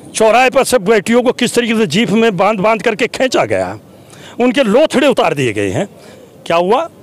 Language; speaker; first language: Hindi; native; Hindi